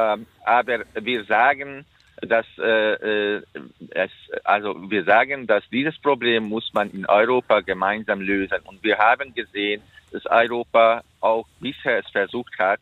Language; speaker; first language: German; non-native, fluent; Hungarian